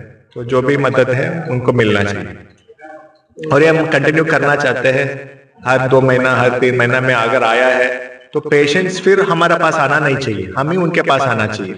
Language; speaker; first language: Hindi; non-native, local second language; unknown